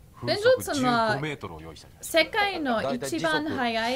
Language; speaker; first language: Japanese; non-native, learner; English